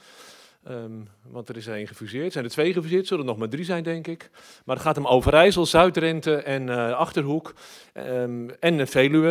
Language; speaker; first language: Dutch; native; Dutch